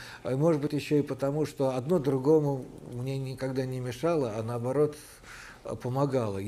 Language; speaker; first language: Russian; native; Russian